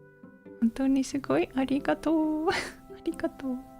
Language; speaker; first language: Japanese; non-native, learner; English